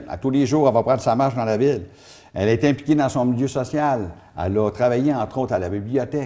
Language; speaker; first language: French; native; French